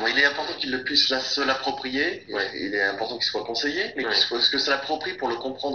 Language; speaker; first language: French; native; French